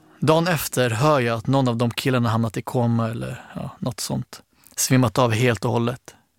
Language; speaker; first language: Swedish; early bilingual, other home language; Arabic